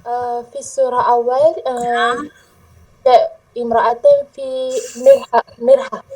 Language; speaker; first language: Arabic; non-native, learner; Malay